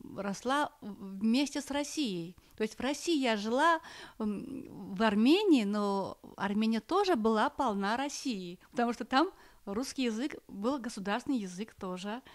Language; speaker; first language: Russian; non-native, local second language; Armenian